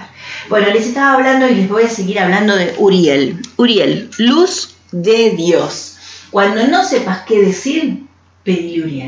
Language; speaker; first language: Spanish; native; Spanish